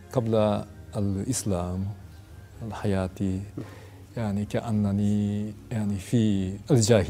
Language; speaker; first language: Arabic; non-native, fluent; Japanese